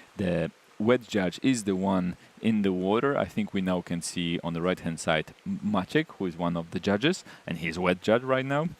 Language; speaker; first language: English; non-native, fluent; Polish